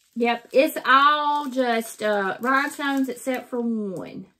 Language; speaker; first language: English; native; English